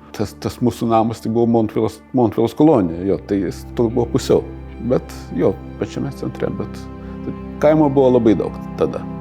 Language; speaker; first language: Lithuanian; non-native, local second language; Russian